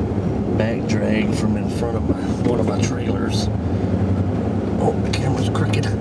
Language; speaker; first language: English; native; English